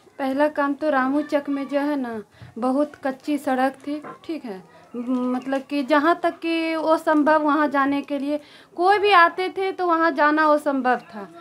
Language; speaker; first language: Hindi; native; Hindi